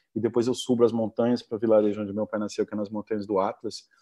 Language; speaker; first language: Portuguese; native; Portuguese